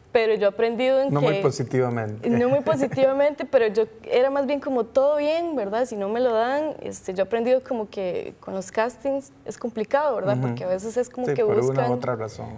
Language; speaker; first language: Spanish; native; Spanish